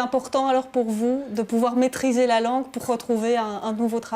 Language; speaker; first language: French; native; French